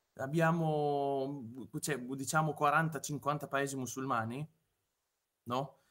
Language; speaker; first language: Italian; non-native, fluent; Persian